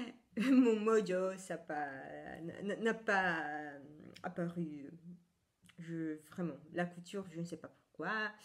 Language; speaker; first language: French; non-native, fluent; Italian